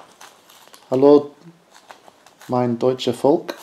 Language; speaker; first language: German; non-native, learner; English